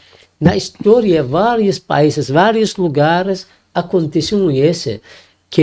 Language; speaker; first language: Portuguese; non-native, learner; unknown